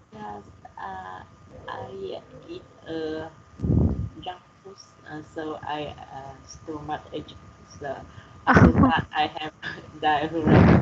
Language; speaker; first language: English; non-native, learner; Vietnamese